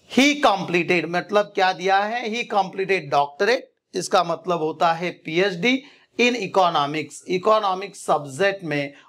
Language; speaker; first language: Hindi; non-native, local second language; Marathi